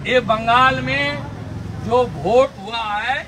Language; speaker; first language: Hindi; non-native, local second language; Bangla